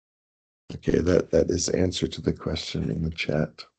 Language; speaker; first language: English; non-native, fluent; Thai